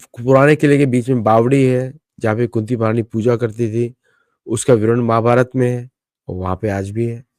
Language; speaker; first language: Hindi; native; Hindi